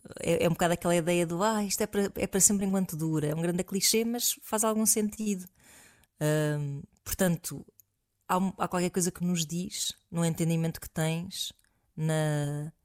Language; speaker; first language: Portuguese; native; Portuguese